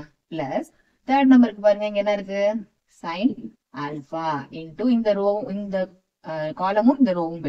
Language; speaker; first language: Tamil; native; Tamil